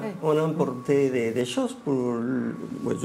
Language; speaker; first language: French; non-native, fluent; Spanish